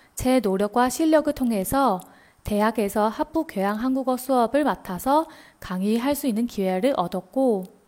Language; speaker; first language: Korean; non-native, fluent; Chinese